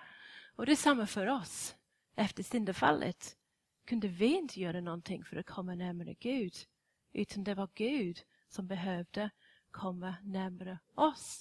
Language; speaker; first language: Swedish; non-native, fluent; English